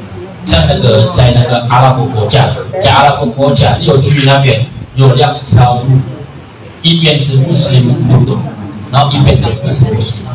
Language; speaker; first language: Chinese; non-native, learner; Indonesian